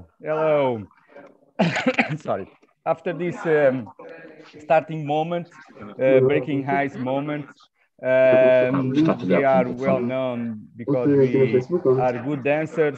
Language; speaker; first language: English; non-native, fluent; Portuguese